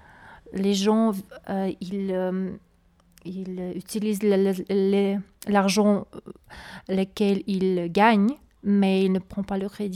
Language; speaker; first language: French; non-native, learner; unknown